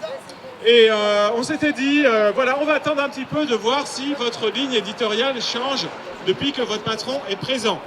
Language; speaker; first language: French; native; French